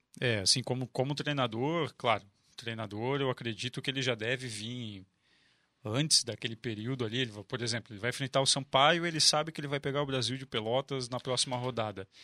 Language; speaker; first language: Portuguese; native; Portuguese